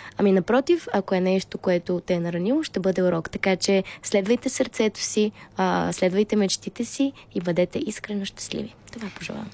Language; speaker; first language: Bulgarian; early bilingual, heritage; Bulgarian